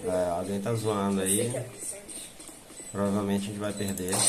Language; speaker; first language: Portuguese; native; Portuguese